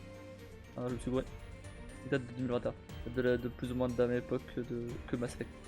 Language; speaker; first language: French; native; French